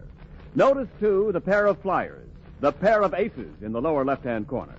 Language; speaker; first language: English; native; English